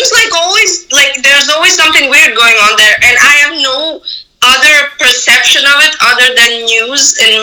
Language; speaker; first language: English; non-native, fluent; Serbian